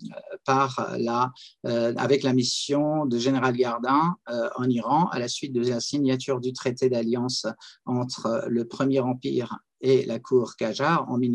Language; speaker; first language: French; non-native, fluent; Persian